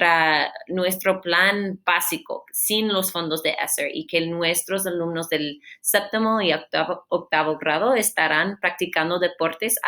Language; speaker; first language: Spanish; non-native, fluent; English